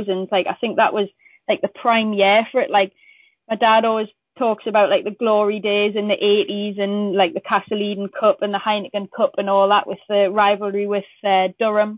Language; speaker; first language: English; native; English